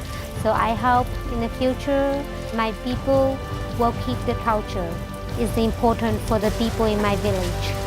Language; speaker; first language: English; non-native, local second language; Hmong